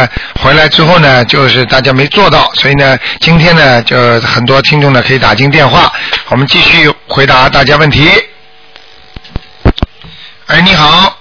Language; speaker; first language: Chinese; native; Chinese